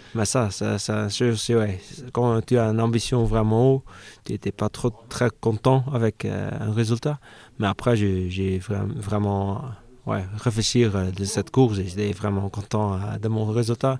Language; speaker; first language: French; non-native, local second language; Dutch